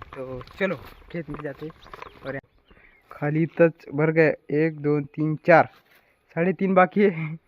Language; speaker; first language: Hindi; non-native, local second language; Marathi